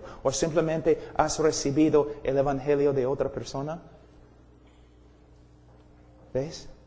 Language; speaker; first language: Spanish; non-native, fluent; English